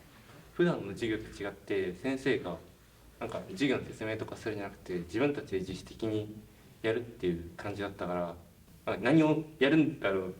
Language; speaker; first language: Japanese; native; Japanese